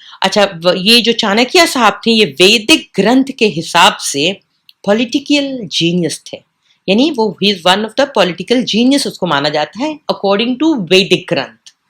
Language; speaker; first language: Urdu; native; Urdu